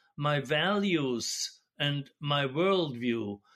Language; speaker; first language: English; non-native, fluent; German